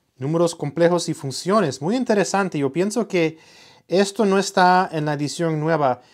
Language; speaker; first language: Spanish; early bilingual, heritage; Spanish